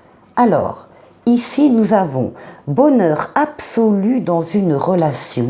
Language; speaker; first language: French; native; French